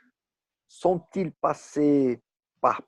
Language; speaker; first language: French; non-native, learner; Portuguese